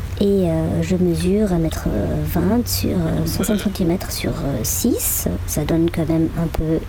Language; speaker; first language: French; non-native, local second language; Swiss German